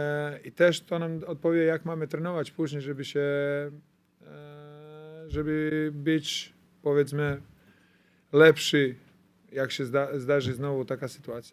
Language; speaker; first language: Polish; non-native, fluent; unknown